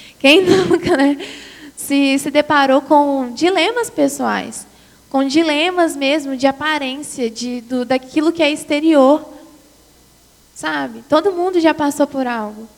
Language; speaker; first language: Portuguese; native; Portuguese